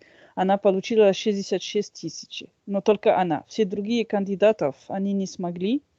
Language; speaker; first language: Russian; non-native, fluent; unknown